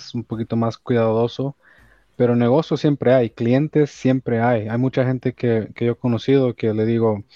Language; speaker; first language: Spanish; early bilingual, heritage; Spanish